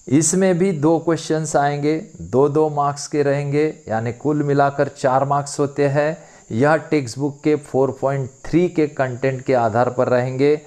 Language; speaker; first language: Hindi; non-native, local second language; Marathi